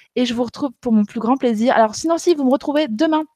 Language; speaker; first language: French; native; French